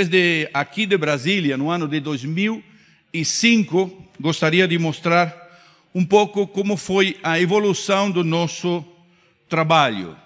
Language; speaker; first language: Portuguese; non-native, fluent; Spanish